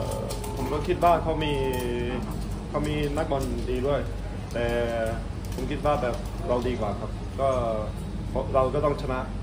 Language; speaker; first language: Thai; early bilingual, heritage; Thai